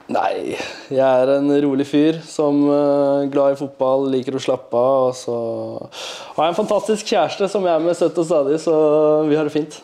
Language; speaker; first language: Norwegian; native; Norwegian